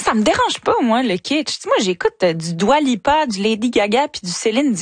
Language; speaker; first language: French; native; French